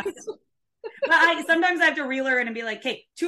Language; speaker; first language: English; native; English